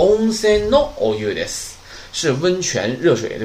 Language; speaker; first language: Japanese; non-native, fluent; Chinese